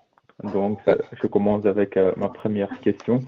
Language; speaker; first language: French; non-native, local second language; Dutch